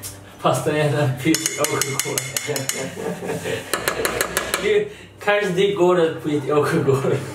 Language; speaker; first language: Russian; non-native, learner; Chinese